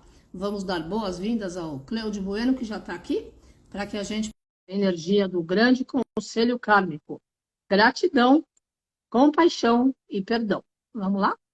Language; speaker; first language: Portuguese; native; Portuguese